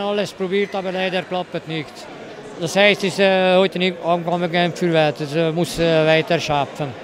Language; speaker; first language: German; non-native, learner; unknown